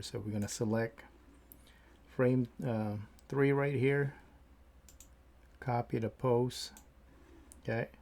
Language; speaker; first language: English; native; English